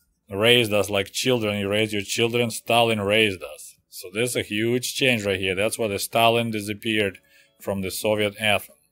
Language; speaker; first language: English; non-native, fluent; Russian